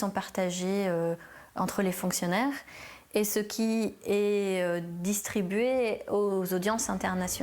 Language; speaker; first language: French; native; French